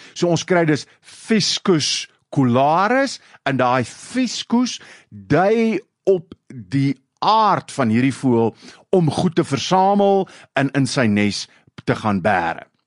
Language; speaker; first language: Afrikaans; native; Afrikaans